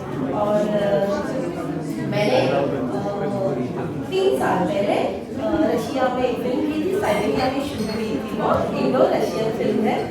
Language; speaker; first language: Hindi; non-native, local second language; Marathi